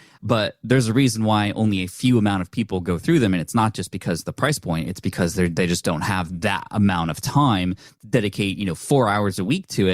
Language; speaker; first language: English; native; English